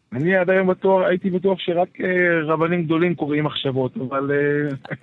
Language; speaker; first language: Hebrew; native; Hebrew